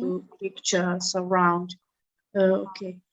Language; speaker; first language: English; non-native, learner; Italian